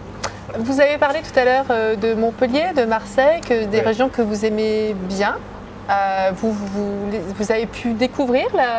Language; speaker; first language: French; native; French